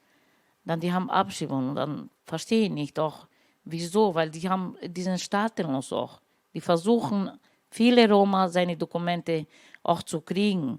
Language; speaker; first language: German; non-native, learner; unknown